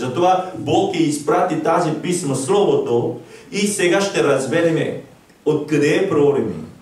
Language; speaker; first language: Bulgarian; non-native, learner; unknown